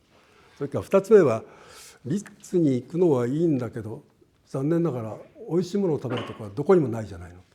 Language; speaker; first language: Japanese; native; Japanese